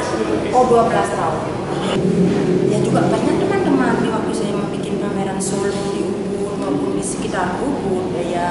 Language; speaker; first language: Indonesian; non-native, local second language; Balinese